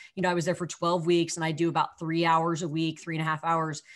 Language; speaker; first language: English; native; English